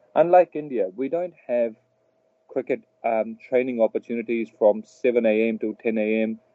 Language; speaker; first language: English; early bilingual, other home language; Telugu